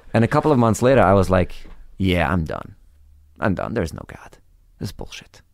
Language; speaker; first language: English; early bilingual, other home language; Hebrew